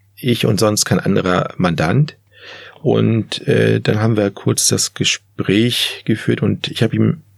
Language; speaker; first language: German; native; German